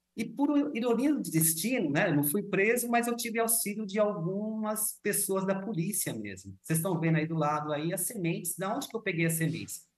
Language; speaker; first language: Portuguese; native; Portuguese